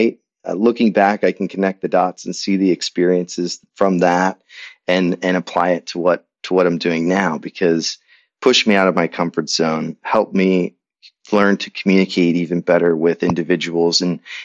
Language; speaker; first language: English; native; English